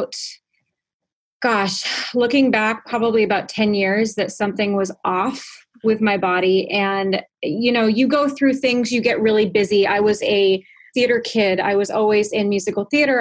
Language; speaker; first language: English; native; English